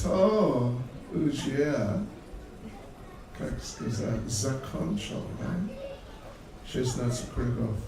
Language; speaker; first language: Russian; non-native, learner; English